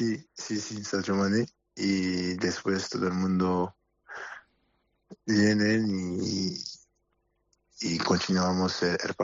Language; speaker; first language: Spanish; non-native, learner; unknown